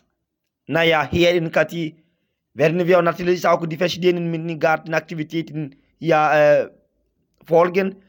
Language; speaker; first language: German; non-native, fluent; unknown